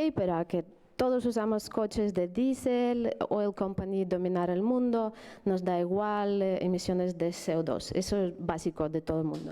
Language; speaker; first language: Spanish; non-native, fluent; Ukrainian